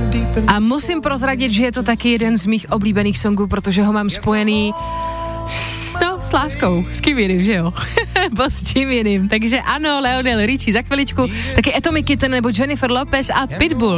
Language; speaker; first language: Czech; native; Czech